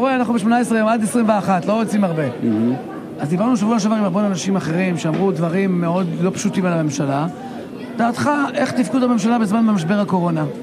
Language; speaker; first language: Hebrew; native; Hebrew